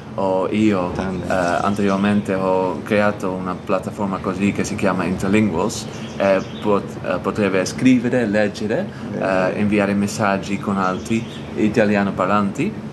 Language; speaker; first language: Italian; non-native, learner; Dutch